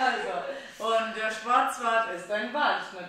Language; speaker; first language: German; non-native, fluent; Italian